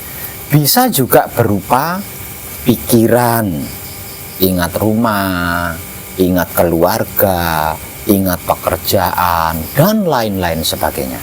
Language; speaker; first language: Indonesian; non-native, local second language; Javanese